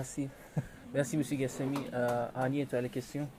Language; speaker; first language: French; non-native, learner; Persian